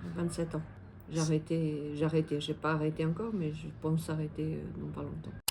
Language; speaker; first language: French; non-native, fluent; Portuguese